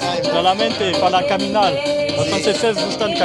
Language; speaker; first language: Spanish; non-native, learner; French